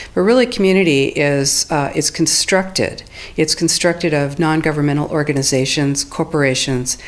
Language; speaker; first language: English; native; English